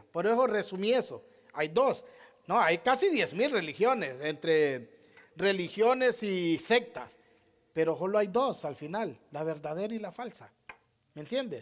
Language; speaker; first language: Spanish; native; Spanish